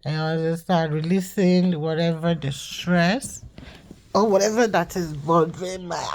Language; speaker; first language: English; non-native, local second language; Yoruba